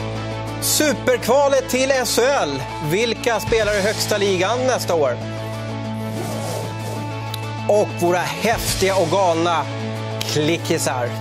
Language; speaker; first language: Swedish; native; Swedish